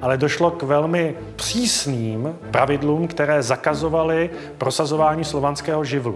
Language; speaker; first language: Czech; native; Czech